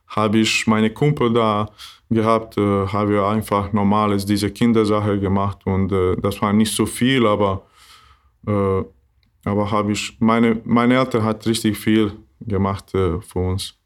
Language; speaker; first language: German; non-native, learner; Bosnian